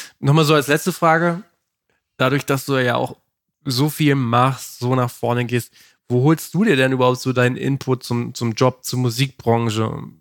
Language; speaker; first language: German; native; German